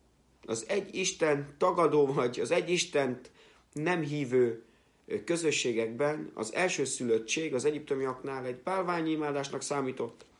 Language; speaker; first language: Hungarian; native; Hungarian